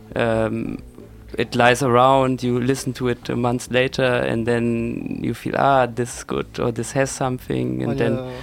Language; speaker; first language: English; non-native, fluent; German